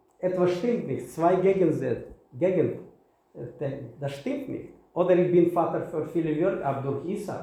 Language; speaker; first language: German; non-native, learner; Russian